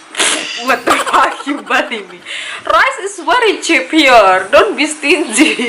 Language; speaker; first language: English; non-native, learner; Indonesian